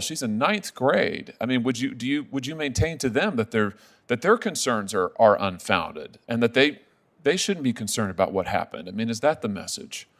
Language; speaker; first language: English; native; English